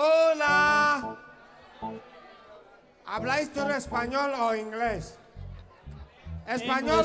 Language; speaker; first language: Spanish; non-native, fluent; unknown